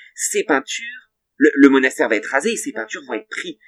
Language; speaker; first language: French; native; French